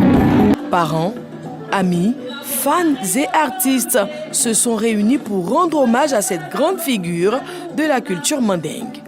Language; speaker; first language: French; native; French